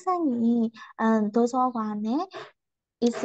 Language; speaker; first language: Korean; non-native, learner; Burmese